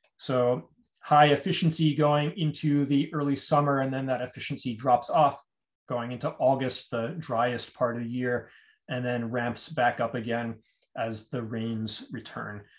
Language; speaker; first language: English; native; English